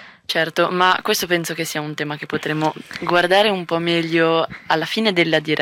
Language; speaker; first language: Italian; native; Italian